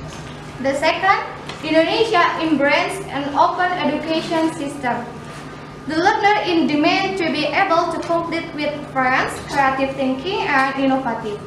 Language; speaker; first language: English; non-native, learner; Indonesian